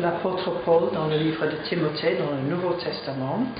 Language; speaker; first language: French; non-native, fluent; English